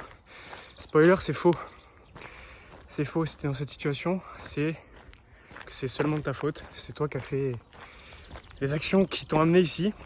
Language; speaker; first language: French; native; French